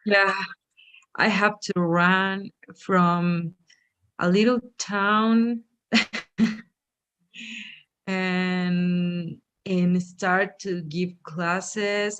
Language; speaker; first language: English; non-native, fluent; Spanish